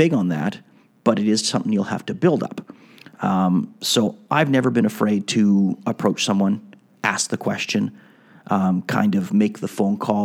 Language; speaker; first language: English; native; English